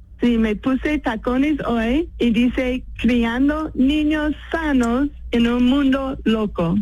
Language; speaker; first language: Spanish; non-native, fluent; English